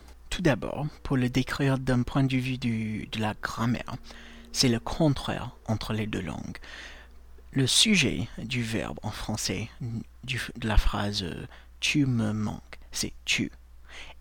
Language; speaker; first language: French; non-native, fluent; English